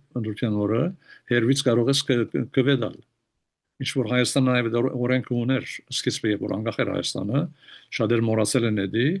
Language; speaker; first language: Armenian; early bilingual, heritage; Armenian